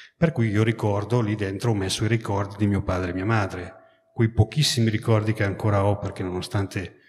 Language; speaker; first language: Italian; native; Italian